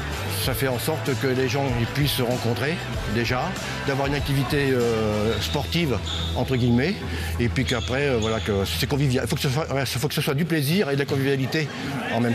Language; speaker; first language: French; native; French